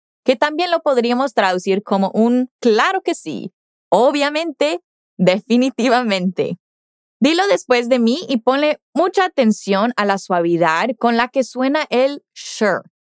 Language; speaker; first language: Spanish; non-native, fluent; English